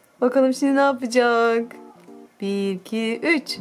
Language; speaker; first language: Turkish; native; Turkish